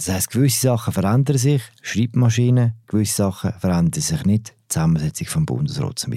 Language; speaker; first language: German; native; German